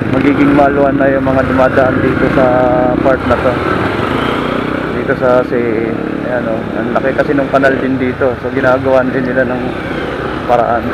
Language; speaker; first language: Filipino; native; Filipino